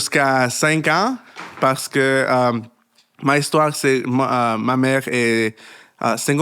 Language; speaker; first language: French; non-native, learner; Spanish